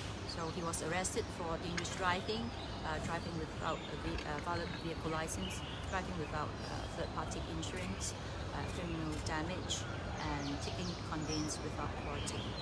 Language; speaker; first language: English; non-native, local second language; Cantonese